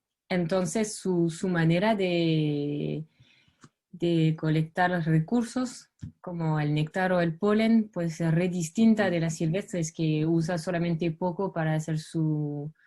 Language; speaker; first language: Spanish; non-native, fluent; French